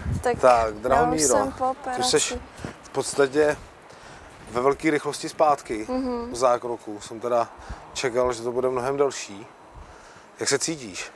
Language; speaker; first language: Czech; native; Czech